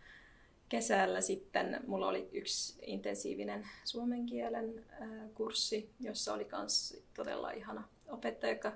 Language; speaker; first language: Finnish; non-native, fluent; Arabic